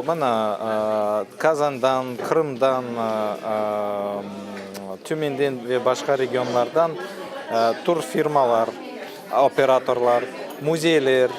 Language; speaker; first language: Turkish; non-native, learner; Tatar